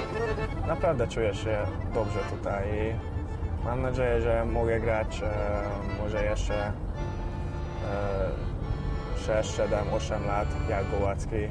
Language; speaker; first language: Polish; non-native, learner; Hungarian